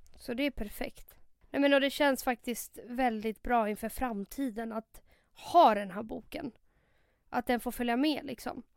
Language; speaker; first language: Swedish; early bilingual, other home language; Spanish